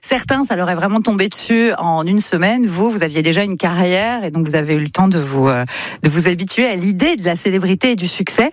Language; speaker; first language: French; native; French